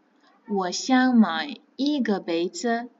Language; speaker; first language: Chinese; non-native, fluent; Kazakh